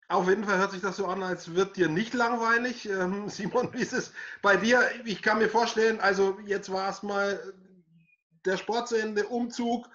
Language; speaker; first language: German; native; German